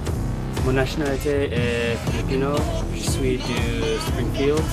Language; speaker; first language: French; non-native, learner; English